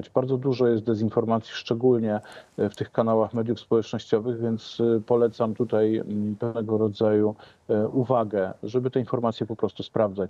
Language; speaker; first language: Polish; native; Polish